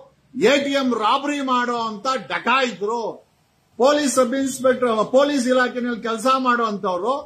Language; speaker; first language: Kannada; native; Kannada